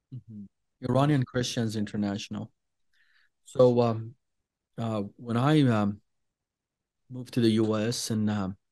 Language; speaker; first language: English; non-native, fluent; Persian